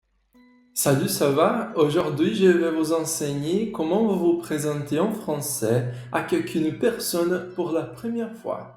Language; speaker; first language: French; non-native, fluent; Portuguese